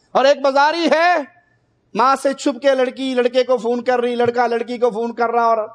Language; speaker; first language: Urdu; non-native, local second language; Punjabi